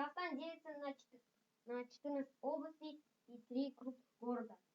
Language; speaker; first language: Russian; non-native, local second language; Kazakh